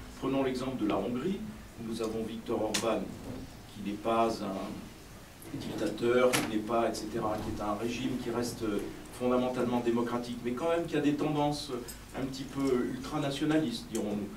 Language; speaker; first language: French; native; French